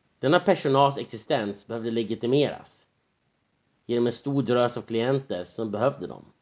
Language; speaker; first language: Swedish; native; Swedish